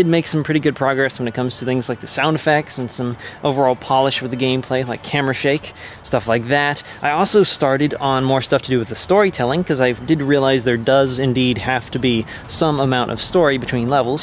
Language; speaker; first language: English; native; English